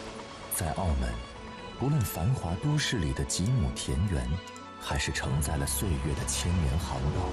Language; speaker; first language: Chinese; native; Chinese